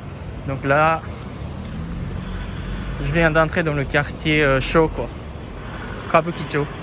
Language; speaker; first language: French; non-native, fluent; Japanese